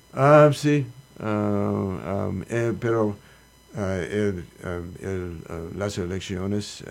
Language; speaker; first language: Spanish; non-native, learner; English